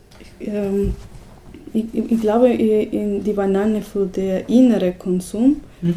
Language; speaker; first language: German; non-native, learner; Spanish